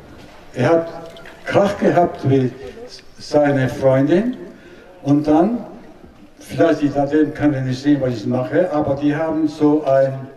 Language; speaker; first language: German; non-native, learner; Italian